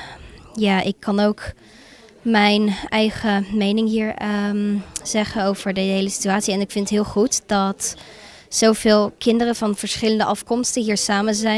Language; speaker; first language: Dutch; early bilingual, other home language; Russian